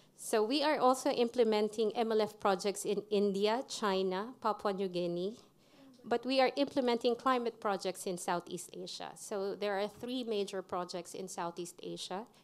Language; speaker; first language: English; non-native, local second language; Filipino